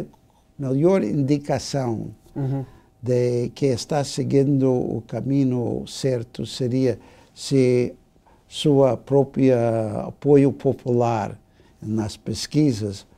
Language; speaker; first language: Portuguese; non-native, fluent; English